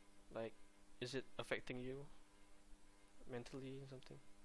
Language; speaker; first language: English; non-native, local second language; Malay